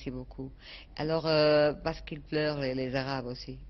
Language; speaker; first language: French; non-native, fluent; Portuguese